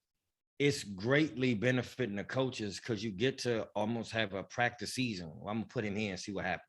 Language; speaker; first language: English; native; English